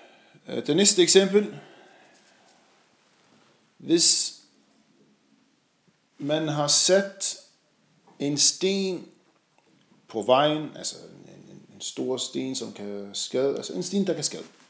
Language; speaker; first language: Danish; non-native, fluent; Arabic